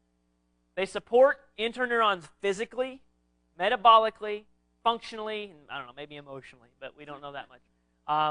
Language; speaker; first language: English; native; English